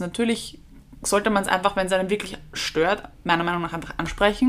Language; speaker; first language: German; native; German